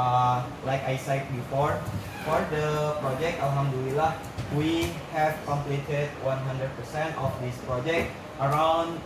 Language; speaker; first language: English; non-native, learner; Indonesian